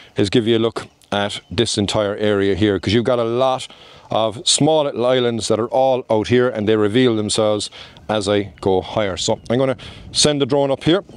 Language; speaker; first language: English; native; English